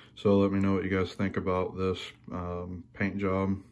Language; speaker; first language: English; native; English